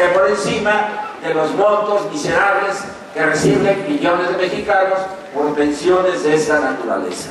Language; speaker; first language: Spanish; native; Spanish